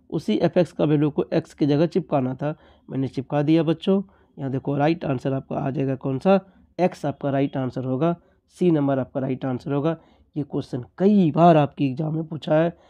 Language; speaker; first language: Hindi; native; Hindi